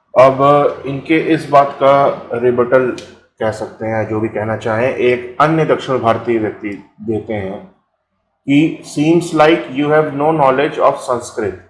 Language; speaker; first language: Hindi; native; Hindi